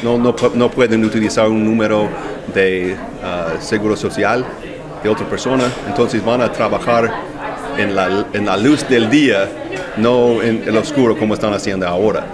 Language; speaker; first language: Spanish; non-native, learner; English